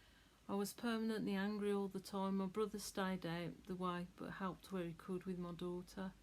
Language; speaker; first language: English; native; English